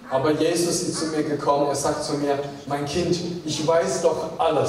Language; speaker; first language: German; non-native, fluent; Chinese